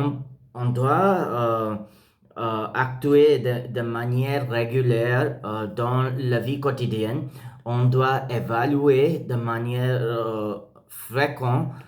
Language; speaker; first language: French; non-native, learner; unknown